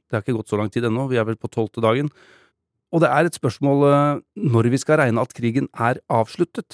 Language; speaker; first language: Norwegian; native; Norwegian